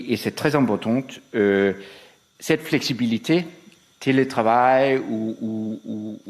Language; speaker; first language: French; non-native, fluent; Danish